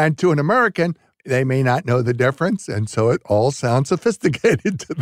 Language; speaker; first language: English; native; English